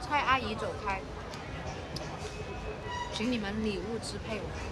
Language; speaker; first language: Chinese; non-native, local second language; Cantonese